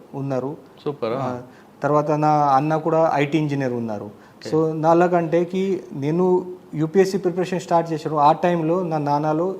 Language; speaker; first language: Telugu; non-native, learner; Marathi